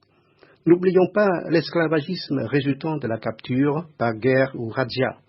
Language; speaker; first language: French; non-native, fluent; Khmer